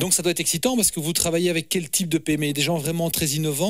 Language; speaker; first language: French; native; French